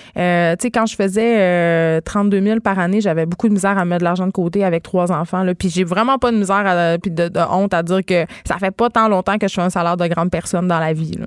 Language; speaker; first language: French; native; French